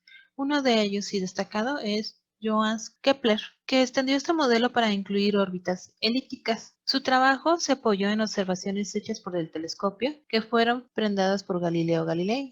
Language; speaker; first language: Spanish; native; Spanish